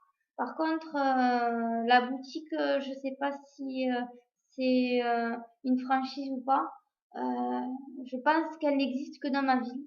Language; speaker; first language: French; native; French